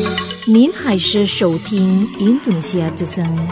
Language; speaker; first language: Chinese; non-native, fluent; Indonesian